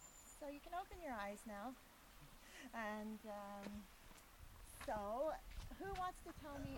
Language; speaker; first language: English; native; English